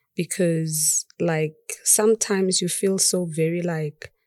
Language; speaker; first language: English; non-native, local second language; Tswana